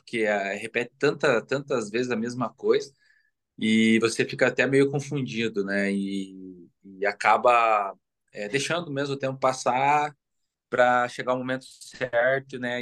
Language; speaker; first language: Portuguese; native; Portuguese